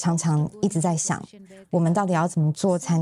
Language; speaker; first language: Chinese; native; Chinese